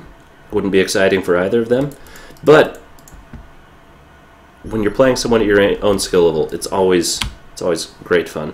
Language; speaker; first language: English; native; English